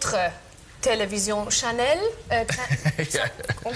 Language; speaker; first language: French; non-native, learner; German